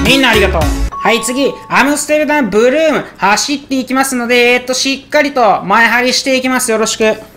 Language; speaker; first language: Japanese; native; Japanese